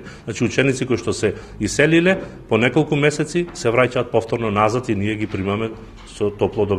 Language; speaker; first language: Macedonian; native; Macedonian